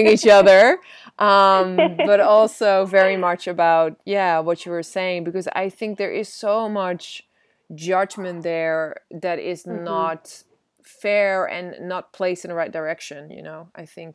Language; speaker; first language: English; non-native, fluent; Dutch